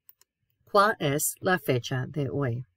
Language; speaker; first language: Spanish; non-native, fluent; English